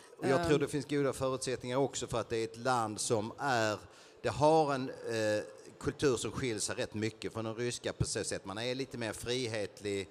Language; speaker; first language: Swedish; native; Swedish